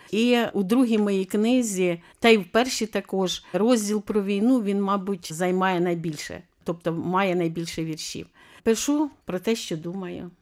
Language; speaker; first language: Ukrainian; native; Ukrainian